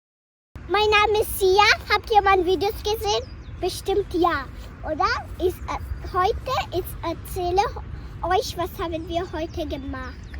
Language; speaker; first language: German; early bilingual, other home language; Kannada